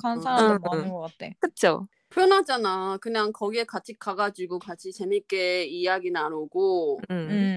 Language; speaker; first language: Korean; non-native, fluent; Chinese